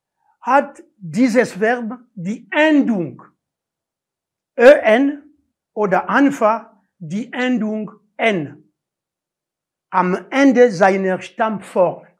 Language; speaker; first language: German; non-native, learner; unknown